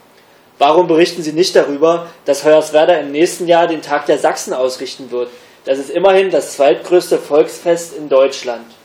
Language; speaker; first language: German; native; German